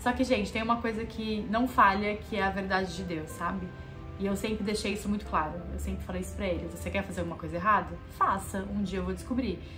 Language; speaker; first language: Portuguese; native; Portuguese